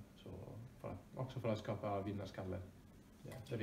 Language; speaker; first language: Swedish; non-native, fluent; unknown